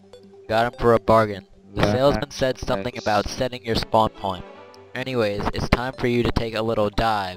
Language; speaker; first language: English; native; English